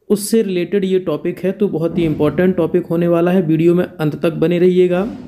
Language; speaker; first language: Hindi; native; Hindi